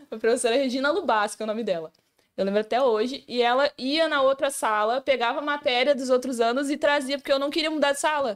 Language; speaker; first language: Portuguese; native; Portuguese